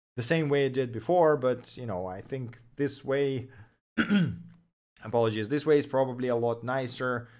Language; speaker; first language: English; non-native, fluent; Russian